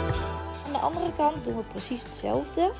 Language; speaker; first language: Dutch; native; Dutch